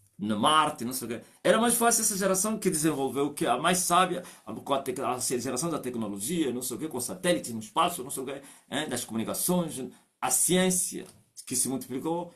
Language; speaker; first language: Portuguese; non-native, local second language; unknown